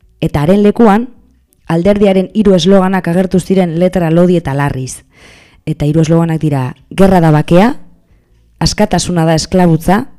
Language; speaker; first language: Basque; non-native, local second language; Spanish